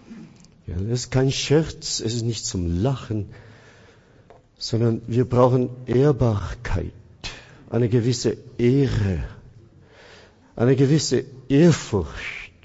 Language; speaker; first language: German; non-native, fluent; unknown